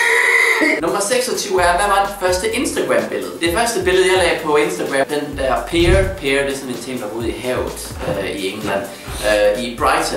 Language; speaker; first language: Danish; native; Danish